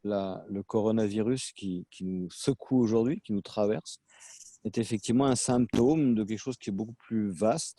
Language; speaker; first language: French; native; French